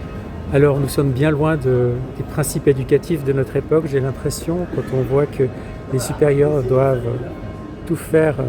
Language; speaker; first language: French; native; French